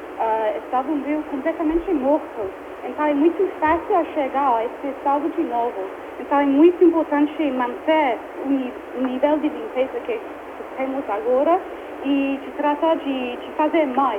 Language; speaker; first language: Portuguese; non-native, fluent; English